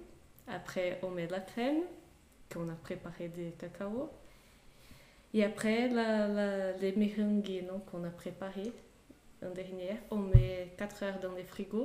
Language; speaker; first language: French; non-native, fluent; Portuguese